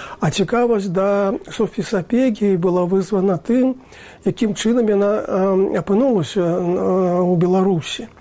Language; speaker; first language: Belarusian; native; Belarusian